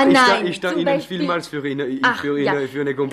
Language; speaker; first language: German; non-native, learner; French